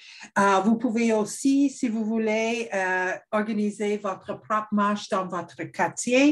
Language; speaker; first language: French; non-native, fluent; English